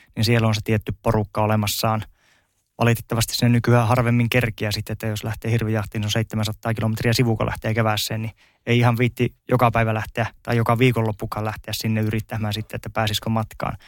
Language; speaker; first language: Finnish; native; Finnish